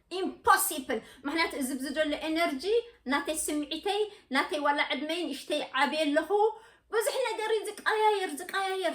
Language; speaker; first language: Tigrinya; native; Tigrinya